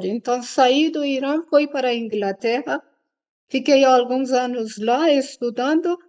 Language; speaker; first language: Portuguese; non-native, fluent; Persian